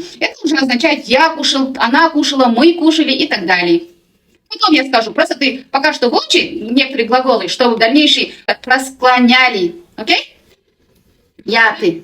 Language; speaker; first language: Russian; non-native, local second language; Kazakh